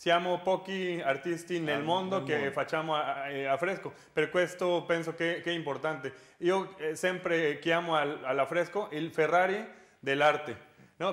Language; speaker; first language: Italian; non-native, learner; Spanish